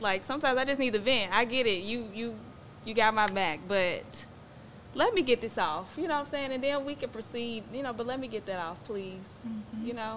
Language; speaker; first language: English; native; English